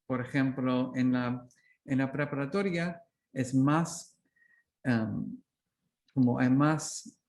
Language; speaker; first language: Spanish; non-native, learner; English